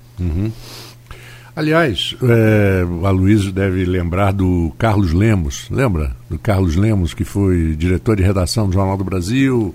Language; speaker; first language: Portuguese; native; Portuguese